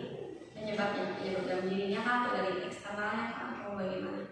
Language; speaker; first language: Indonesian; native; Indonesian